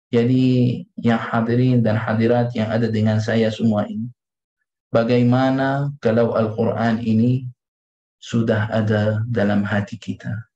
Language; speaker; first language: Malay; non-native, fluent; Arabic